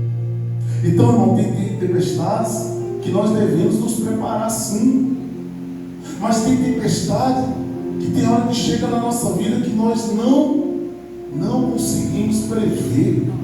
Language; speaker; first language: Portuguese; native; Portuguese